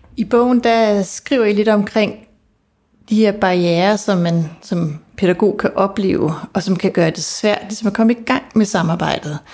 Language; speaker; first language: Danish; native; Danish